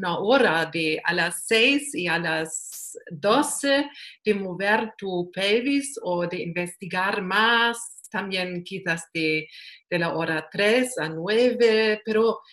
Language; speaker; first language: Spanish; non-native, learner; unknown